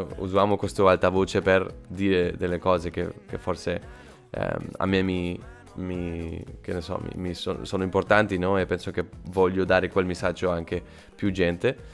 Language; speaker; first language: Italian; non-native, fluent; Spanish